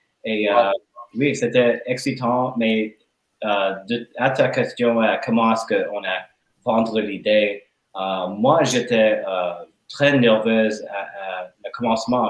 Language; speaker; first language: French; non-native, learner; English